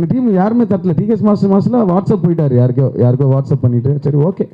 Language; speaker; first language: Tamil; native; Tamil